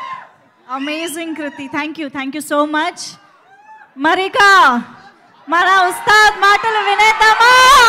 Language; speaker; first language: Telugu; native; Telugu